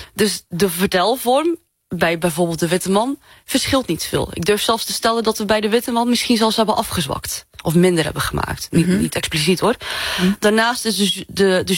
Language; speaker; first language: Dutch; non-native, local second language; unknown